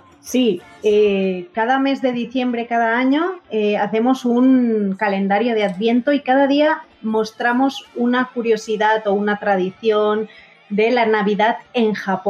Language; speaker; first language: Spanish; non-native, fluent; Japanese